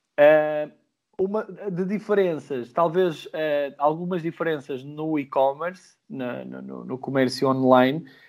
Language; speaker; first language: Portuguese; native; Portuguese